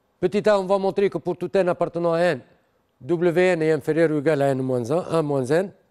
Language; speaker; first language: French; non-native, local second language; Arabic